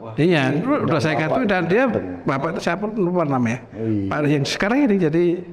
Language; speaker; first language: Indonesian; native; Indonesian